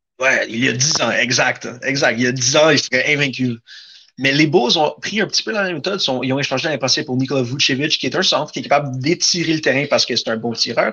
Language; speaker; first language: French; native; French